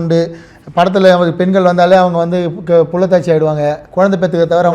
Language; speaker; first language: Tamil; native; Tamil